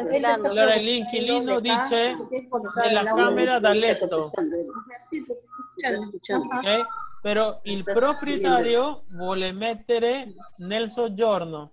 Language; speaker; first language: Italian; non-native, fluent; Spanish